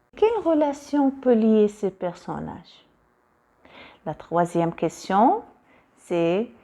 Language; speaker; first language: French; non-native, local second language; Arabic